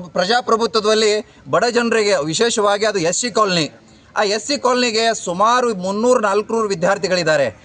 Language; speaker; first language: Kannada; non-native, local second language; Lambadi